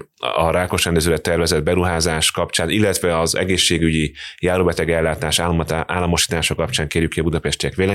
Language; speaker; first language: Hungarian; native; Hungarian